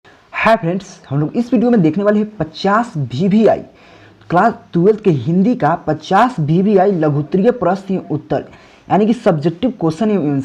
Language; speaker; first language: Hindi; native; Hindi